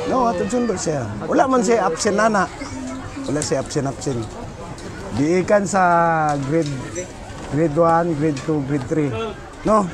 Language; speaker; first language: Cebuano; non-native, local second language; Tausug